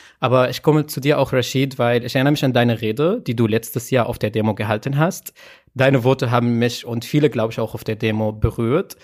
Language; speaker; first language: German; native; German